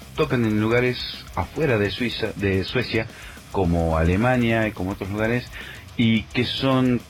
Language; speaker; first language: Spanish; native; Spanish